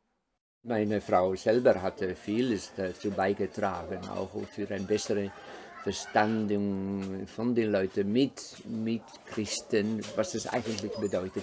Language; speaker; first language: German; non-native, fluent; Dutch